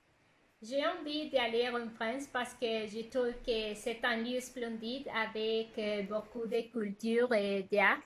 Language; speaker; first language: French; non-native, fluent; Spanish